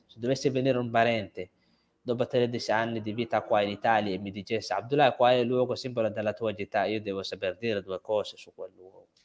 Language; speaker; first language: Italian; non-native, fluent; Somali